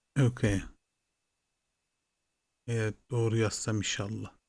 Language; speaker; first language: Turkish; non-native, fluent; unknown